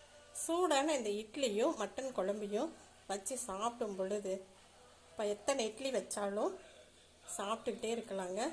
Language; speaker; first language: Tamil; native; Tamil